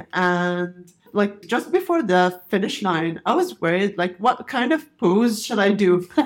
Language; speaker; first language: English; non-native, fluent; Arabic